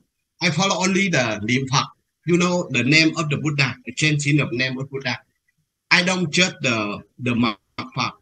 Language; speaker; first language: English; non-native, learner; Vietnamese